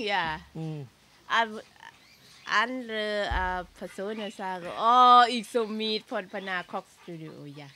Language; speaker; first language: German; non-native, learner; Thai